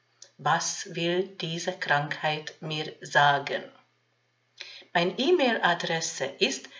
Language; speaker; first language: German; non-native, fluent; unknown